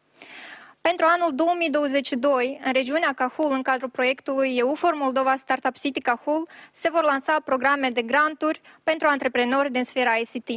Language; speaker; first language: Romanian; native; Romanian